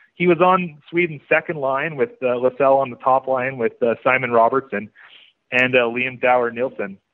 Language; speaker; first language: English; native; English